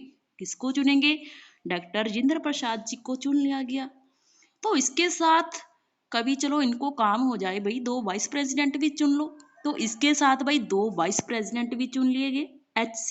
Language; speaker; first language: Hindi; non-native, local second language; Punjabi